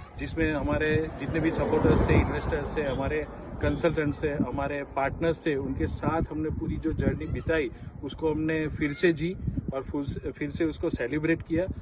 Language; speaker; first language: Hindi; non-native, local second language; Gujarati